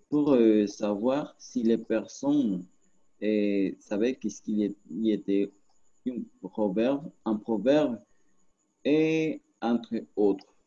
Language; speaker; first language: French; non-native, learner; Spanish